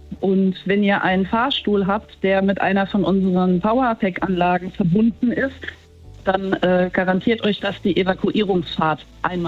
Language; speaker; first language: German; native; German